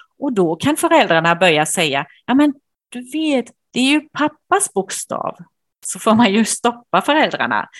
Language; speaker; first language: Swedish; non-native, fluent; German